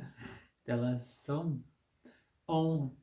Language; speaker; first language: English; non-native, fluent; Polish